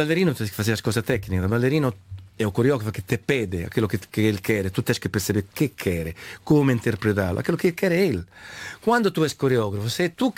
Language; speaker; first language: Portuguese; non-native, fluent; Italian